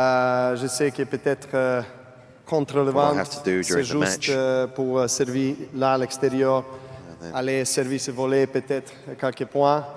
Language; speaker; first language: French; non-native, fluent; Serbian